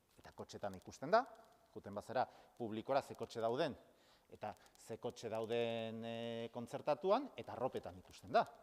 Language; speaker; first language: Basque; non-native, local second language; Spanish